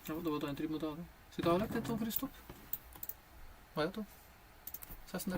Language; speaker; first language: Dutch; native; Dutch